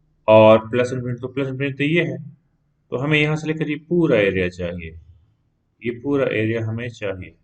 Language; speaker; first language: Hindi; non-native, local second language; Punjabi